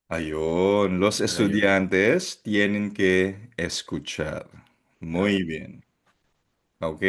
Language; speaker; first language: Spanish; non-native, fluent; Filipino